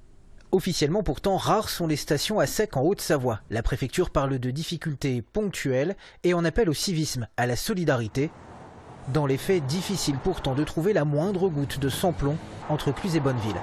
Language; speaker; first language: French; native; French